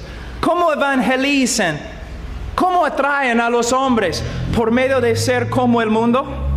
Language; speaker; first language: Spanish; non-native, fluent; English